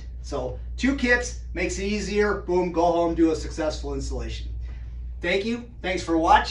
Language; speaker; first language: English; native; English